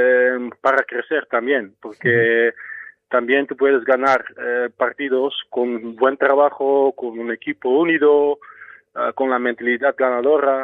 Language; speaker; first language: Spanish; non-native, fluent; Dutch